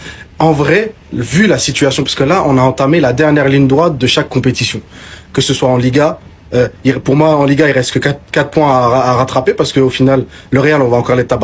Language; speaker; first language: French; native; French